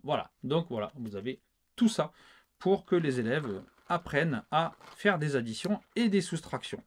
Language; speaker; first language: French; native; French